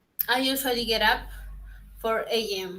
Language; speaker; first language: English; non-native, learner; Spanish